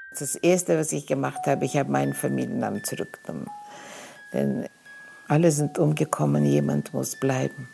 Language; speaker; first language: German; non-native, fluent; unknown